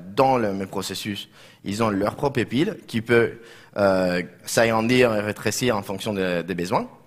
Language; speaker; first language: French; non-native, fluent; Spanish